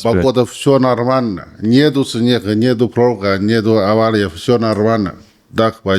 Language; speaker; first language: Russian; non-native, learner; Chinese